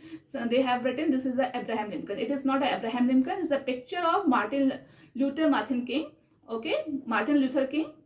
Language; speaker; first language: English; non-native, local second language; Hindi